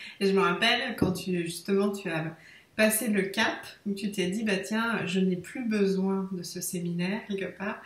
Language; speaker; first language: French; native; French